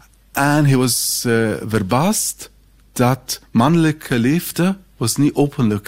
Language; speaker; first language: Dutch; non-native, fluent; Arabic